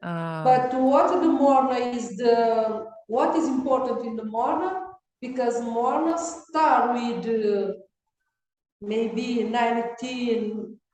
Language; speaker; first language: English; non-native, learner; Kabuverdianu